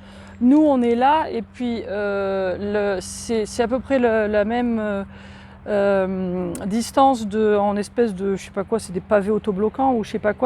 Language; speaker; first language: French; native; French